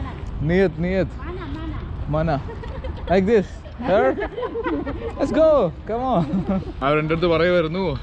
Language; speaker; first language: English; non-native, local second language; Malayalam